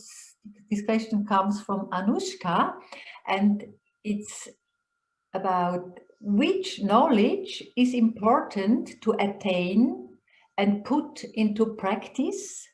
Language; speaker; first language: English; non-native, fluent; German